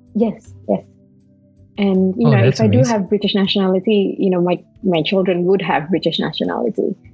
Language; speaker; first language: English; non-native, fluent; Malay